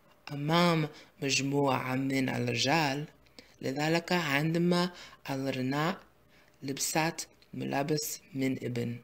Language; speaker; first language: Arabic; non-native, learner; English